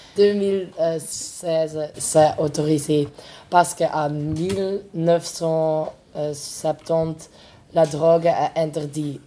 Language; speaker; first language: French; non-native, local second language; Dutch